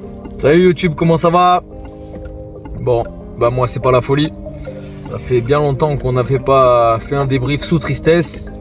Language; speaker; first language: French; native; French